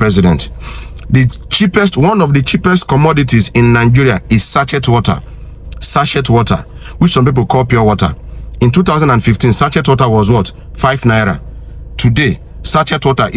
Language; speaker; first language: English; non-native, local second language; Igbo